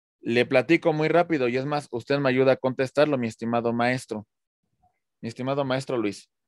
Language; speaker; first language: Spanish; native; Spanish